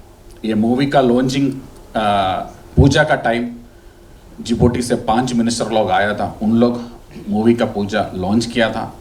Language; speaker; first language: Hindi; non-native, local second language; Malayalam